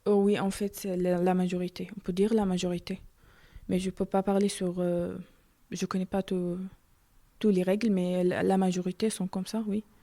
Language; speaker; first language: French; non-native, learner; Arabic